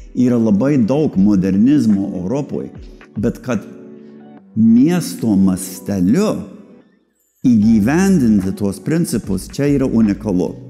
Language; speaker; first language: Lithuanian; early bilingual, heritage; English